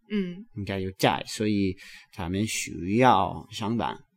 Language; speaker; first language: Chinese; non-native, learner; English